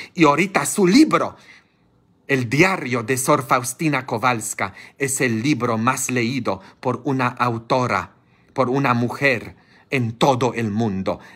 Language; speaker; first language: Spanish; non-native, fluent; Polish